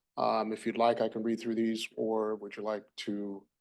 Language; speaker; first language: English; native; English